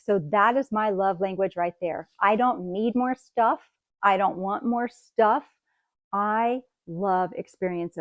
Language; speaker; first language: English; native; English